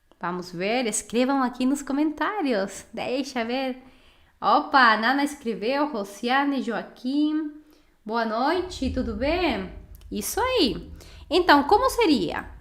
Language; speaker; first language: Portuguese; non-native, fluent; Spanish